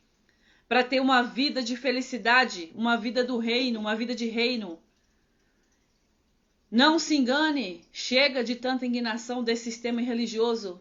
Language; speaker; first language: Portuguese; native; Portuguese